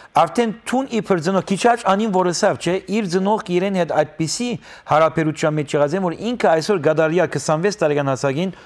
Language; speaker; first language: Armenian; native; Armenian